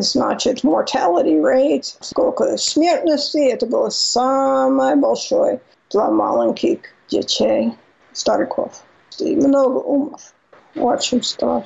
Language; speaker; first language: Russian; non-native, fluent; English